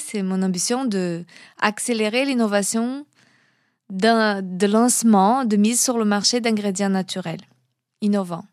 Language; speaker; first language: French; non-native, fluent; Portuguese